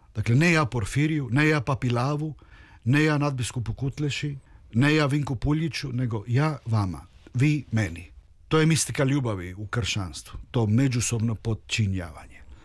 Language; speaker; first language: Serbian; early bilingual, heritage; Croatian